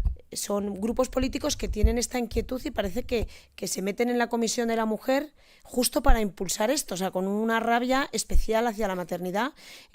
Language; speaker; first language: Spanish; native; Spanish